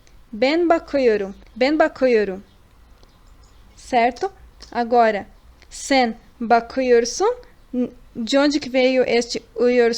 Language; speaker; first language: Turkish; non-native, fluent; Portuguese